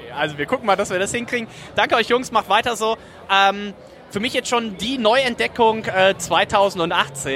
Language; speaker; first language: German; native; German